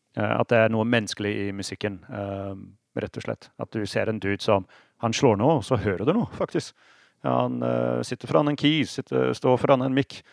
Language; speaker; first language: Norwegian; non-native, fluent; English